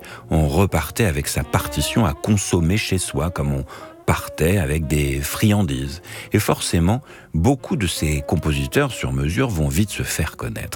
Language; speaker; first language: French; native; French